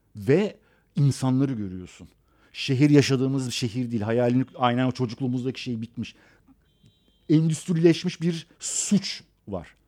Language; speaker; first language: Turkish; early bilingual, other home language; Persian